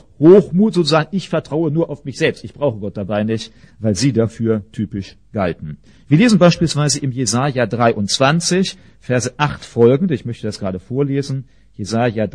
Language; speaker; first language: German; native; German